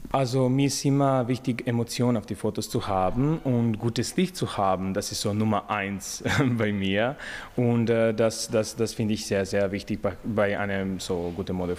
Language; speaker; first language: German; non-native, fluent; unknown